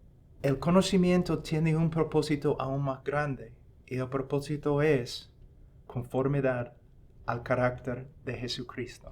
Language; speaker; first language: Spanish; non-native, fluent; English